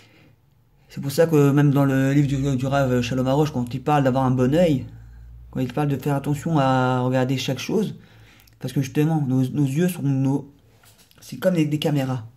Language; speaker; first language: French; native; French